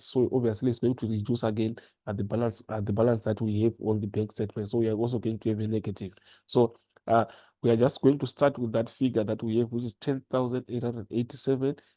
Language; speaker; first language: English; non-native, local second language; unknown